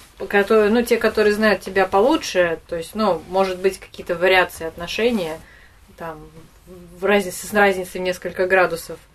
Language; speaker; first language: Russian; native; Russian